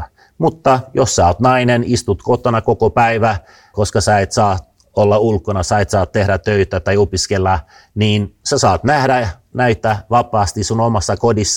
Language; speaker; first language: Finnish; non-native, fluent; Swedish